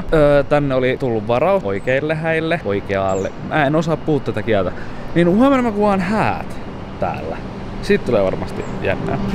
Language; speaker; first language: Finnish; native; Finnish